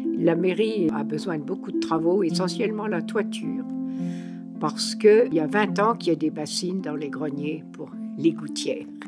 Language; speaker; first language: French; native; French